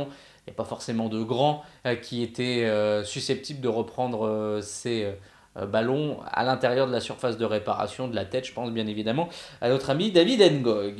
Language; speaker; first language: French; native; French